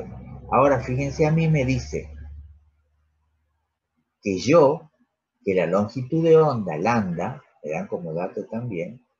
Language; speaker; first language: Spanish; native; Spanish